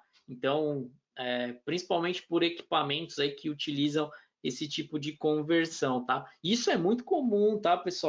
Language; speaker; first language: Portuguese; native; Portuguese